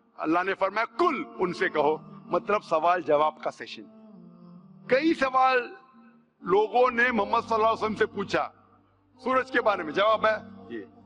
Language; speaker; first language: Hindi; non-native, local second language; Konkani